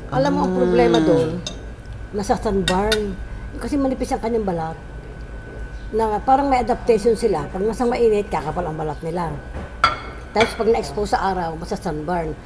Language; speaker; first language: Filipino; native; Filipino